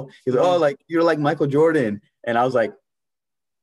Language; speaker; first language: English; native; English